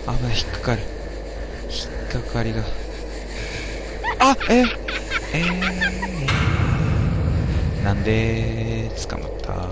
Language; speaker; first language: Japanese; native; Japanese